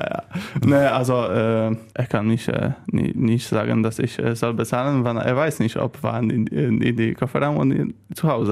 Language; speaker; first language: German; non-native, learner; Polish